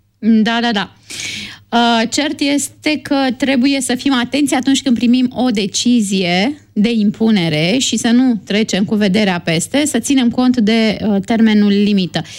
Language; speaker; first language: Romanian; native; Romanian